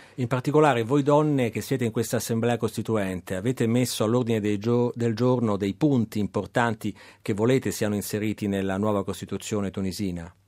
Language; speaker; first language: Italian; native; Italian